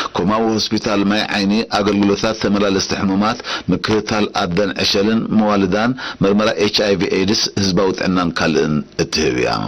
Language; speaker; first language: Tigrinya; native; Tigrinya